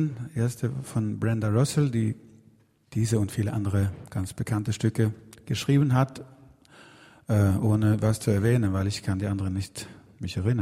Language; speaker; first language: German; non-native, fluent; Swedish